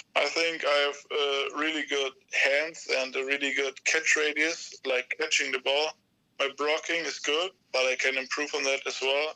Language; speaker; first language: English; non-native, fluent; German